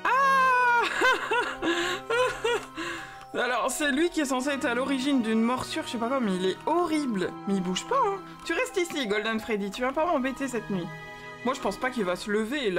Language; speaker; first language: French; native; French